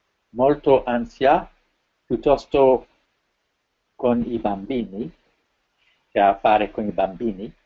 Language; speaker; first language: Italian; non-native, fluent; French